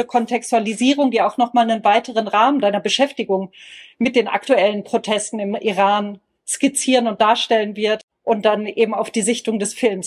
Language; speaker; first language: German; native; German